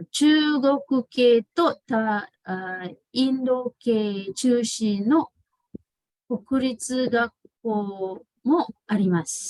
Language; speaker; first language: Japanese; non-native, fluent; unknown